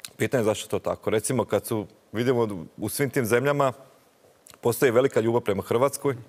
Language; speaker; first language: Croatian; native; Croatian